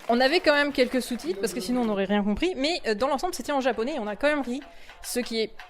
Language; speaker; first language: French; native; French